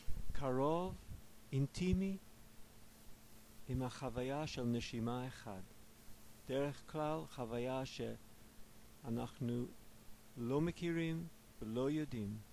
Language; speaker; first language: Hebrew; non-native, fluent; English